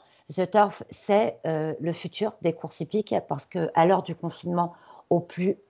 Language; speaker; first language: French; native; French